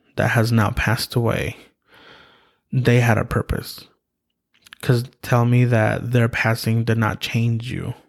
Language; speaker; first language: English; early bilingual, other home language; Spanish